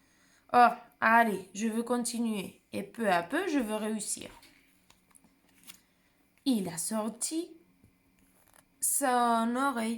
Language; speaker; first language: French; non-native, fluent; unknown